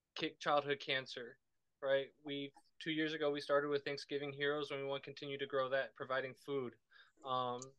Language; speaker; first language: Spanish; non-native, learner; English